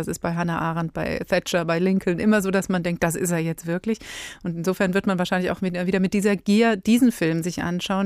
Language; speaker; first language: German; native; German